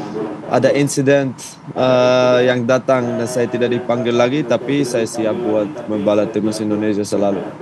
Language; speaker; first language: Indonesian; non-native, fluent; Dutch